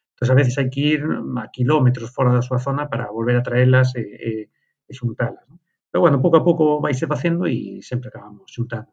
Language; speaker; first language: Galician; native; Galician